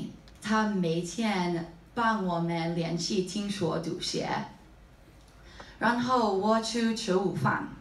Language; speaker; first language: Chinese; non-native, learner; English